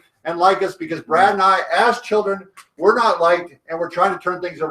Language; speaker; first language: English; native; English